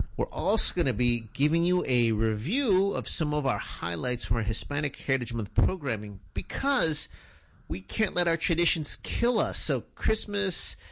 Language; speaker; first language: English; early bilingual, other home language; Spanish